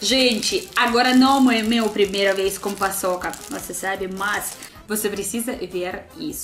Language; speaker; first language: Portuguese; non-native, learner; Russian